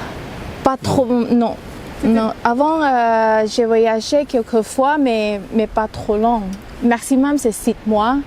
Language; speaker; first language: French; non-native, learner; Thai